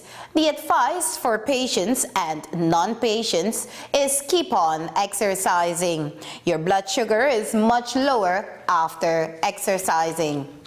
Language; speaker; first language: English; non-native, fluent; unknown